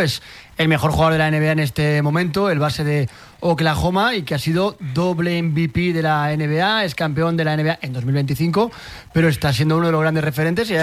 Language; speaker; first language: Spanish; native; Spanish